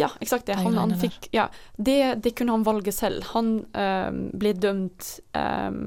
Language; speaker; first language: Norwegian; non-native, fluent; Dutch